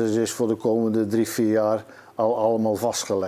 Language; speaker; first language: Dutch; native; Dutch